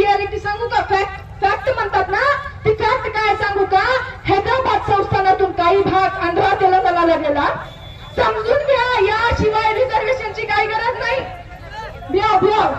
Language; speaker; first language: Marathi; non-native, local second language; Lambadi